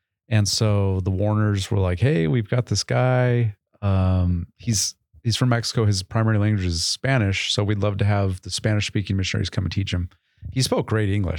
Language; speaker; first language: English; native; English